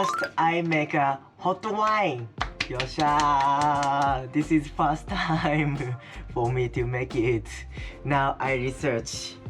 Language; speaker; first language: English; non-native, learner; Japanese